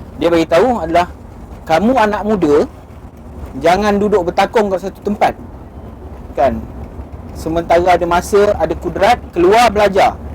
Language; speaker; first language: Malay; native; Malay